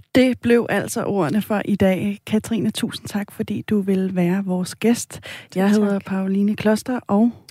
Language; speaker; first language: Danish; native; Danish